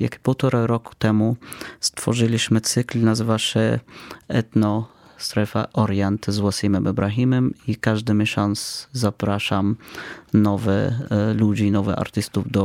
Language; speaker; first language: Polish; non-native, fluent; Arabic